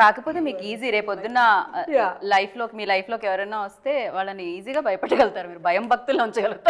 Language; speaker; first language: Telugu; native; Telugu